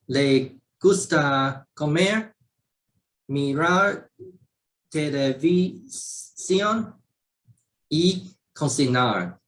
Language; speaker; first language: Spanish; non-native, learner; Chinese